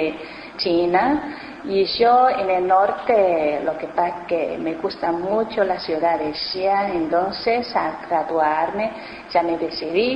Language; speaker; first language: Spanish; non-native, learner; Chinese